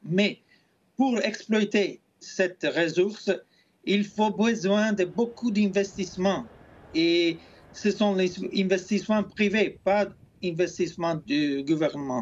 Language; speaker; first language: French; non-native, fluent; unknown